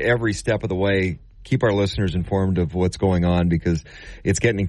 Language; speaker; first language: English; native; English